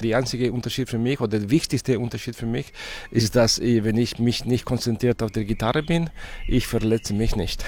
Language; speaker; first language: German; non-native, fluent; Catalan